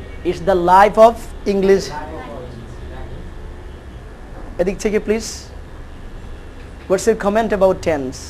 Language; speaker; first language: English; non-native, fluent; Bangla